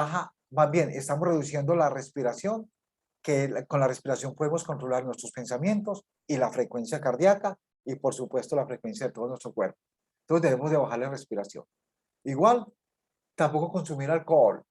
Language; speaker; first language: Spanish; native; Spanish